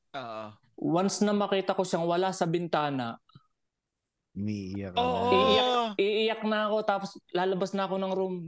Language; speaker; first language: Filipino; native; Filipino